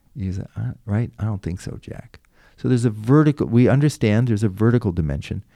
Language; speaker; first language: English; native; English